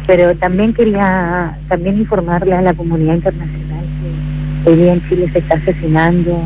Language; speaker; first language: Spanish; native; Spanish